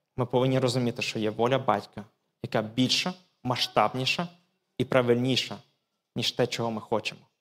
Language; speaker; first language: Ukrainian; native; Ukrainian